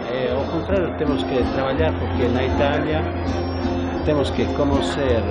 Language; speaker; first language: Portuguese; non-native, fluent; Italian